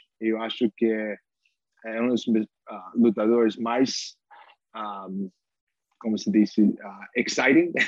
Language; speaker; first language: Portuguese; non-native, fluent; English